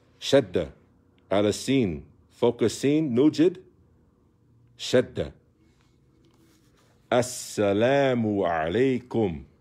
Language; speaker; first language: Arabic; non-native, fluent; English